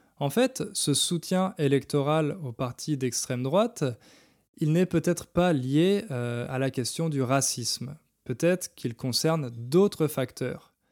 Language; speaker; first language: French; native; French